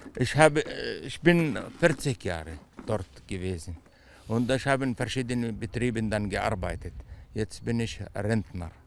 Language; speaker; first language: German; non-native, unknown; Arabic